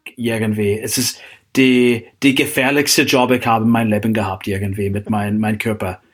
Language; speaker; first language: German; non-native, fluent; English